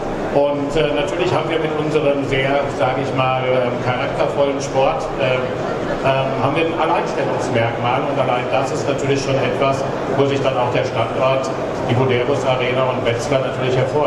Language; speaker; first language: German; native; German